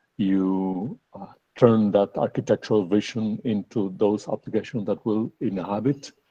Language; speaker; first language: English; non-native, fluent; Spanish